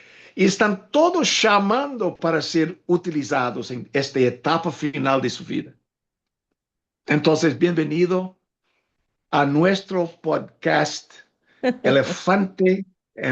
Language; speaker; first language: Spanish; non-native, fluent; English